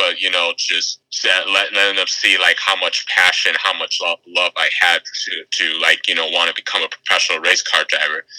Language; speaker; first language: English; native; English